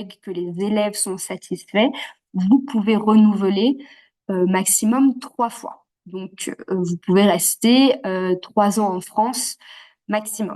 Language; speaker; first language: French; native; French